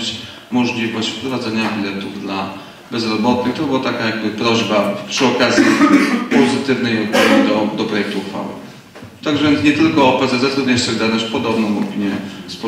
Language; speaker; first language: Polish; native; Polish